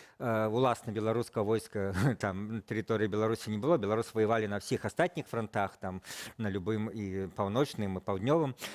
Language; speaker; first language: Belarusian; non-native, local second language; Russian